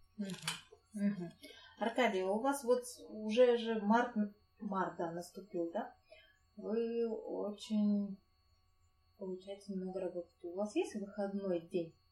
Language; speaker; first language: Russian; native; Russian